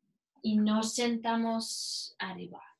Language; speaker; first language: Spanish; non-native, learner; English